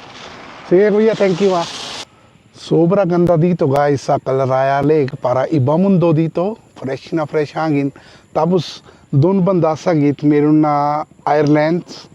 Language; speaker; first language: Filipino; non-native, learner; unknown